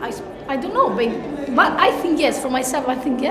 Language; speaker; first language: English; non-native, learner; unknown